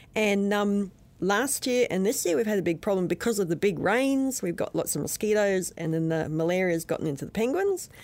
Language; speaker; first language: English; native; English